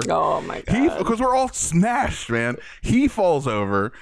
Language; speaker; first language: English; native; English